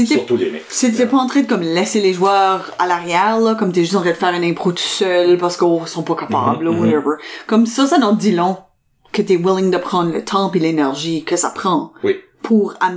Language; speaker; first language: French; native; French